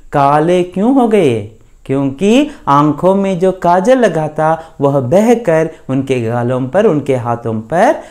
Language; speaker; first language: Hindi; non-native, local second language; Kannada